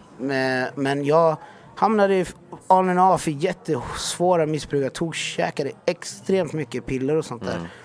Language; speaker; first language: Swedish; native; Swedish